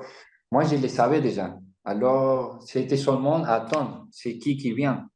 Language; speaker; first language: French; non-native, fluent; Spanish